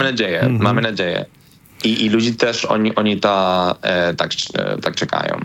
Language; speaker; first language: Polish; non-native, learner; Spanish